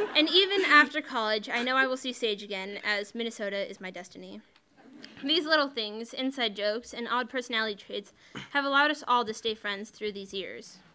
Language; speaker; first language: English; native; English